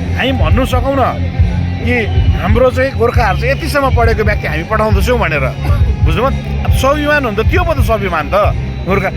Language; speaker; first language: Nepali; native; Nepali